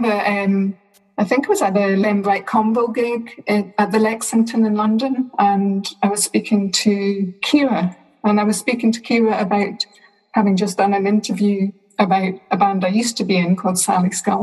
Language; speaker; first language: English; native; English